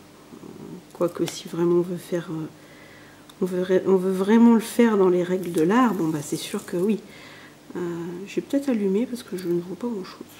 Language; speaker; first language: French; native; French